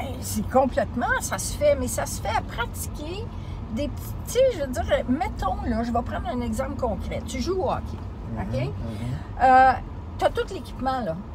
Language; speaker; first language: French; native; French